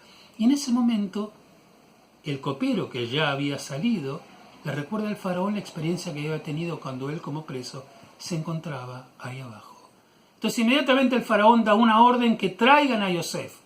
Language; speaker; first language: Spanish; native; Spanish